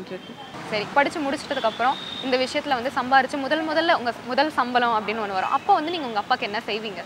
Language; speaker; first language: Tamil; native; Tamil